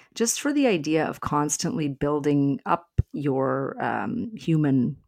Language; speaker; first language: English; native; English